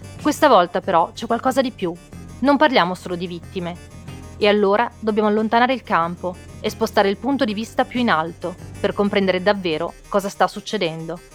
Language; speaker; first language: Italian; native; Italian